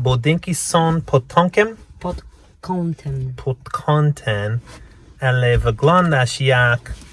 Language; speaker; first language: Polish; non-native, learner; English